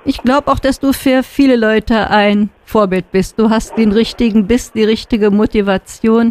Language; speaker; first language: German; native; German